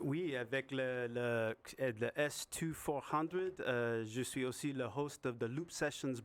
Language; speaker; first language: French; non-native, learner; English